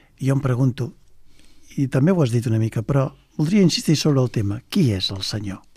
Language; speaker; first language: Catalan; native; Catalan